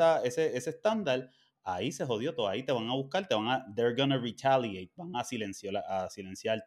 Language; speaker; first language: Spanish; native; Spanish